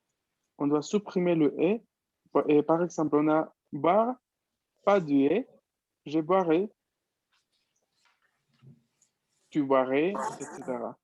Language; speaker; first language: French; non-native, fluent; Spanish